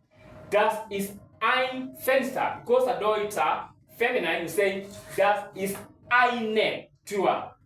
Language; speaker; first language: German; non-native, learner; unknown